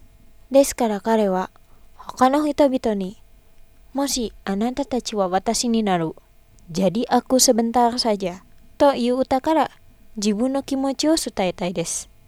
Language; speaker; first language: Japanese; non-native, fluent; Indonesian